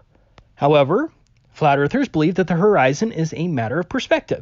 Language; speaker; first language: English; native; English